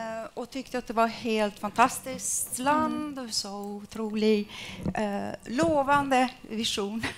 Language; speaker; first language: Swedish; non-native, fluent; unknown